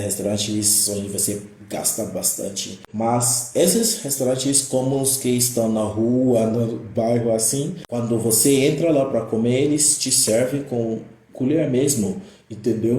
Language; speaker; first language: Portuguese; non-native, fluent; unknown